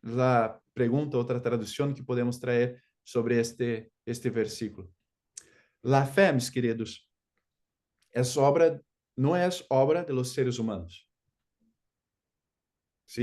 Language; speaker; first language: Spanish; non-native, fluent; Portuguese